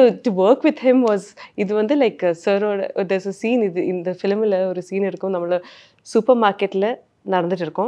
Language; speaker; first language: Tamil; non-native, learner; Malayalam